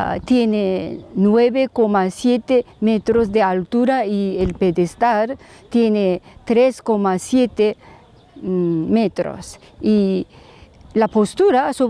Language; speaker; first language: Spanish; non-native, learner; Japanese